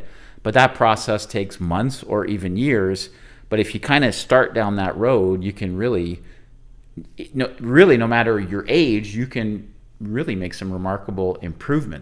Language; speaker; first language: English; native; English